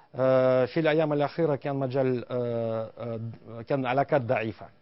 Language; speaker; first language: Arabic; non-native, fluent; Russian